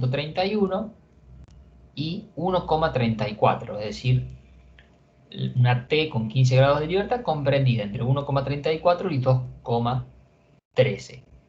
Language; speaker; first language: Spanish; native; Spanish